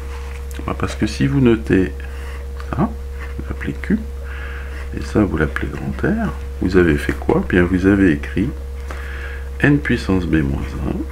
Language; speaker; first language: French; native; French